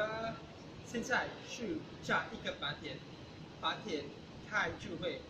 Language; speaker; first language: Chinese; non-native, learner; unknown